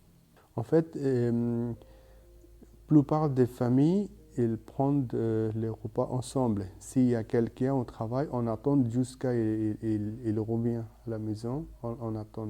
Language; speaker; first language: French; non-native, learner; Bangla